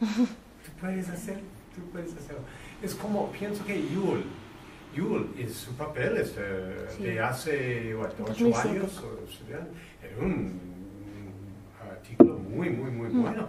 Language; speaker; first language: Spanish; non-native, learner; English